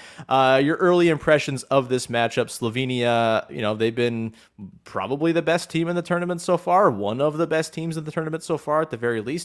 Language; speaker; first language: English; native; English